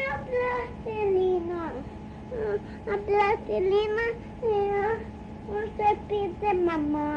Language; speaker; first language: Spanish; early bilingual, heritage; Spanish